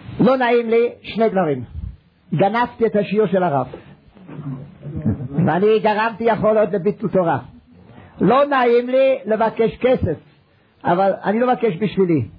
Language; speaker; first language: Hebrew; non-native, fluent; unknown